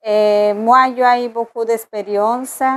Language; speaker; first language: French; non-native, learner; Spanish